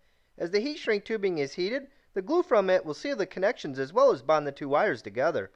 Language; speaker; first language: English; native; English